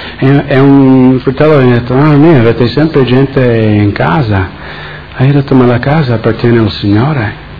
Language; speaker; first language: Italian; non-native, fluent; English